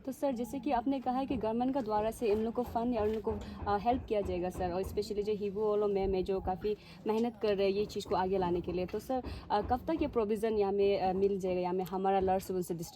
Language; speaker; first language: Hindi; non-native, local second language; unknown